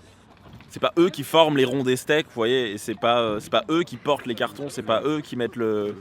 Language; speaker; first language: French; native; French